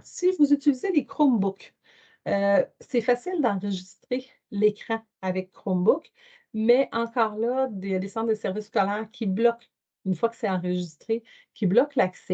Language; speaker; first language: French; native; French